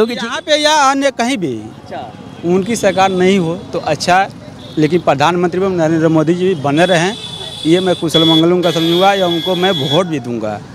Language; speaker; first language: Hindi; native; Hindi